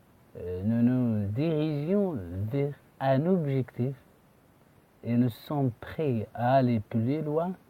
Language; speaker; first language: French; non-native, fluent; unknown